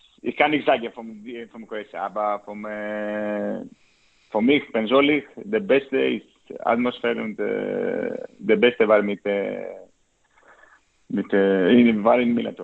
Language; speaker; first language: German; non-native, learner; Greek